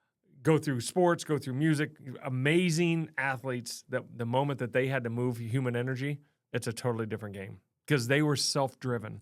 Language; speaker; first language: English; native; English